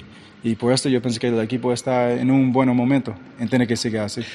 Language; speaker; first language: Spanish; early bilingual, heritage; English